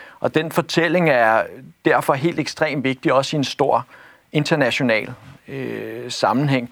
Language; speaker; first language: Danish; native; Danish